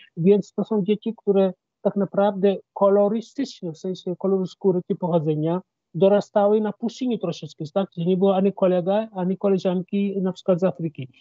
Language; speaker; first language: Polish; non-native, fluent; Wolof